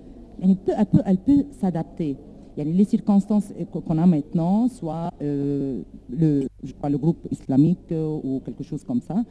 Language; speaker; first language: French; non-native, learner; Arabic